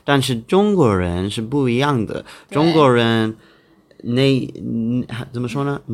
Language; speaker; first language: Chinese; non-native, learner; English